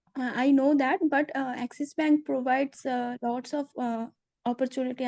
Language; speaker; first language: English; non-native, learner; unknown